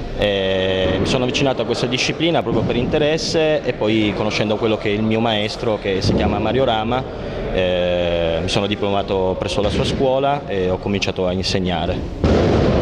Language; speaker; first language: Italian; native; Italian